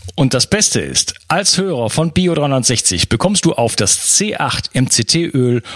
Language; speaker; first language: German; native; German